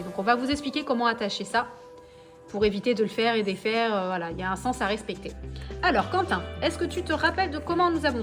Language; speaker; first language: French; native; French